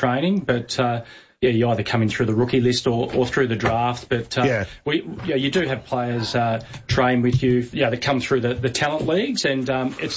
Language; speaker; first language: English; native; English